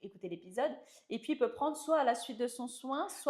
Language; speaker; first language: French; native; French